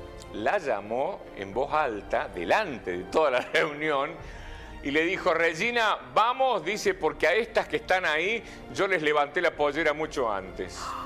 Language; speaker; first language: Spanish; native; Spanish